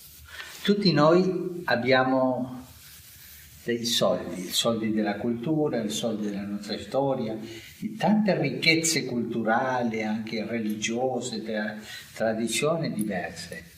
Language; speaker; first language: Italian; non-native, fluent; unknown